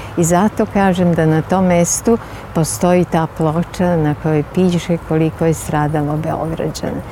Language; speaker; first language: Serbian; native; Serbian